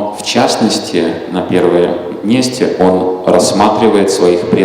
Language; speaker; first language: Russian; native; Russian